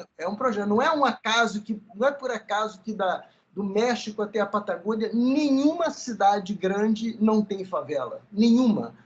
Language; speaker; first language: Portuguese; early bilingual, other home language; Spanish